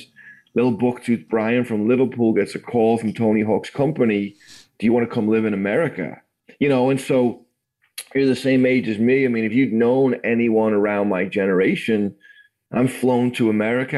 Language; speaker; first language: English; native; English